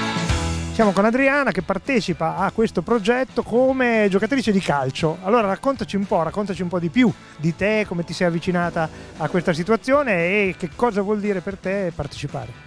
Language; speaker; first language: Italian; native; Italian